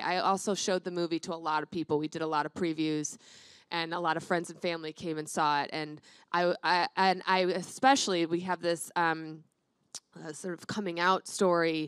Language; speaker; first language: English; native; English